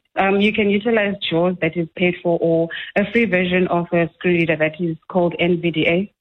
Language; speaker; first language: English; non-native, local second language; Xhosa